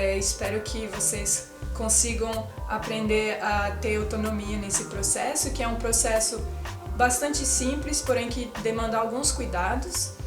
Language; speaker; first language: Portuguese; non-native, fluent; French